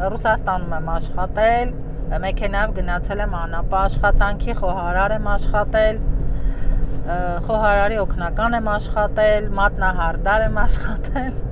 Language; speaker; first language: Armenian; native; Armenian